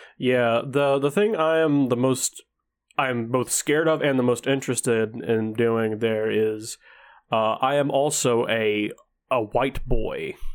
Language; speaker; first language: English; early bilingual, other home language; Danish